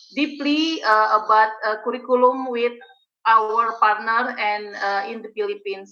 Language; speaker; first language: English; non-native, learner; Indonesian